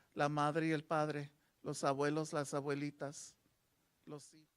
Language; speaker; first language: Spanish; early bilingual, other home language; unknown